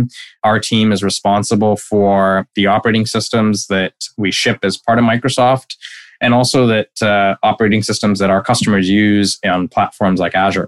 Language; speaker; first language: English; non-native, local second language; Bangla